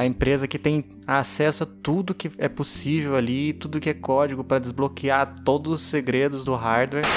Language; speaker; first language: Portuguese; native; Portuguese